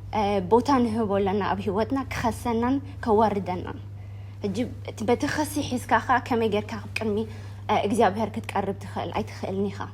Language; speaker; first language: Tigrinya; early bilingual, heritage; Tigrinya